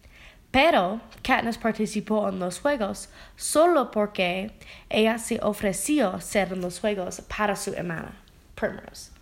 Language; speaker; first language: Spanish; non-native, learner; English